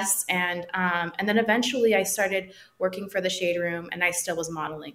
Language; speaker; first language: English; native; English